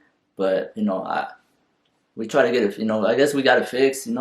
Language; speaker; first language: English; native; English